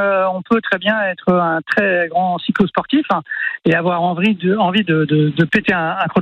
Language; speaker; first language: French; native; French